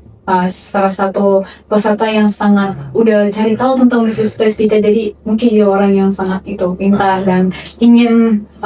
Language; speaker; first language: Indonesian; non-native, fluent; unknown